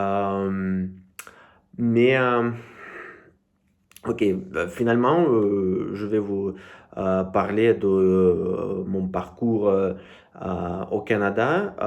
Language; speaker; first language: French; non-native, learner; Russian